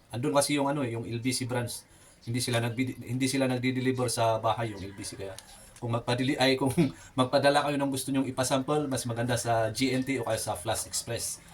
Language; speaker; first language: Filipino; non-native, local second language; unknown